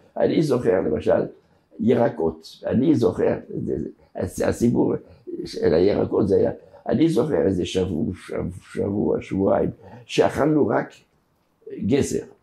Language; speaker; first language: Hebrew; non-native, fluent; French